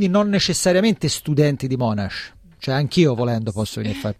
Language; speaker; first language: Italian; native; Italian